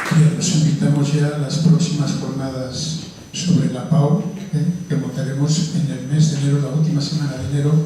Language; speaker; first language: Spanish; native; Spanish